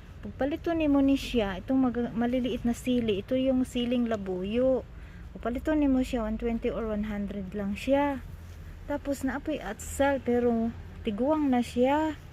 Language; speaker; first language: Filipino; non-native, local second language; Cebuano